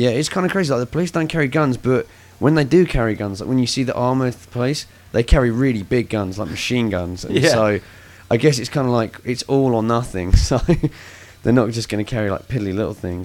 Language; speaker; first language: English; native; English